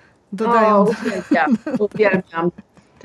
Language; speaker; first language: Polish; non-native, fluent; English